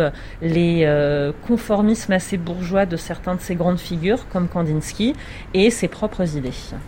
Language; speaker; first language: French; native; French